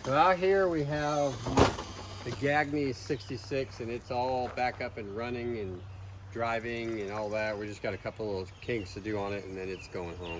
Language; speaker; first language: English; native; English